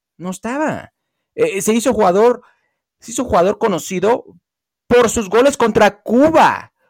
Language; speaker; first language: Spanish; early bilingual, heritage; Spanish